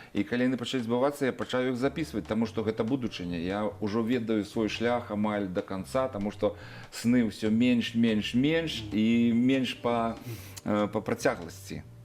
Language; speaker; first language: Belarusian; native; Belarusian